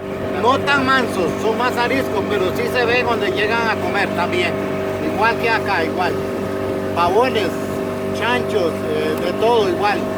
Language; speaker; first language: Spanish; native; Spanish